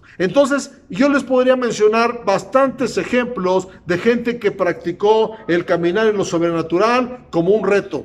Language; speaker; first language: Spanish; native; Spanish